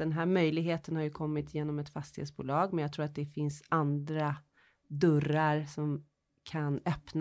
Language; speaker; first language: Swedish; early bilingual, heritage; Swedish